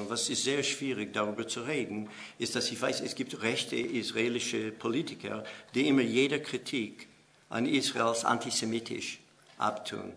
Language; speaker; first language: German; non-native, fluent; English